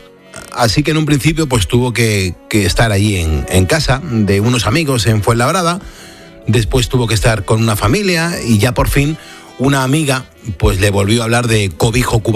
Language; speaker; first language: Spanish; native; Spanish